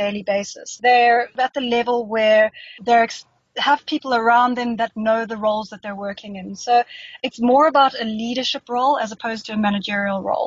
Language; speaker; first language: English; native; English